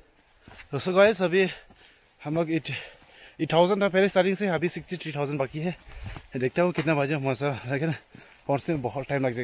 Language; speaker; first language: Hindi; non-native, local second language; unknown